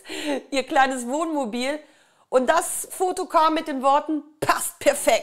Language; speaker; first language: German; native; German